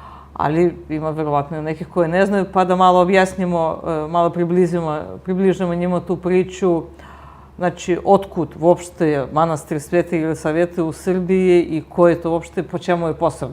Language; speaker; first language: Bosnian; native; Bosnian